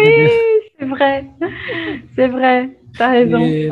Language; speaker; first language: French; non-native, fluent; Portuguese